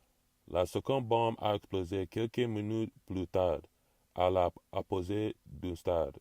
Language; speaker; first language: French; non-native, learner; English